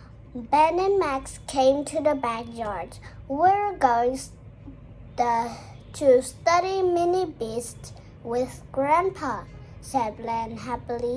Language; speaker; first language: English; non-native, learner; Vietnamese